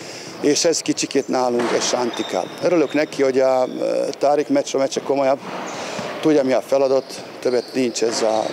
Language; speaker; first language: Hungarian; non-native, fluent; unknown